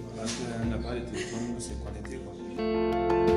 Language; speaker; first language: French; non-native, learner; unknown